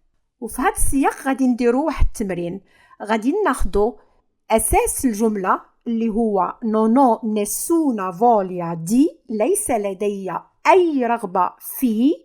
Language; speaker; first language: Arabic; native; Arabic